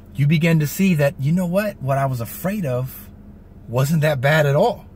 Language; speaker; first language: English; native; English